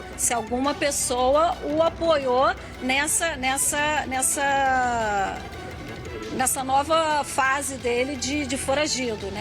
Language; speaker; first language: Portuguese; native; Portuguese